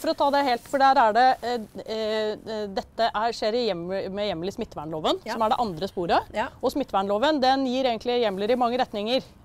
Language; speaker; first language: Norwegian; native; Norwegian